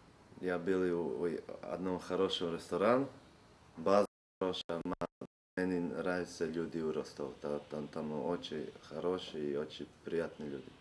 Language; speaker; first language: Russian; non-native, learner; Serbian